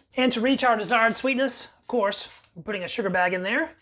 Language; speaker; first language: English; native; English